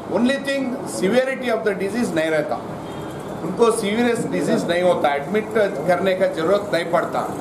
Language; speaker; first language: Hindi; non-native, local second language; Kannada